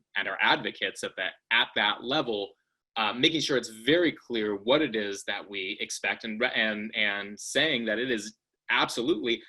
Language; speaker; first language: English; native; English